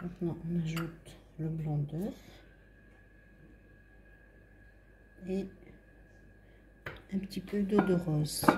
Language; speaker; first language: French; non-native, local second language; Arabic